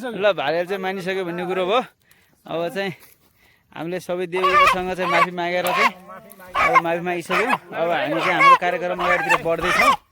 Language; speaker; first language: Nepali; non-native, local second language; Rana Tharu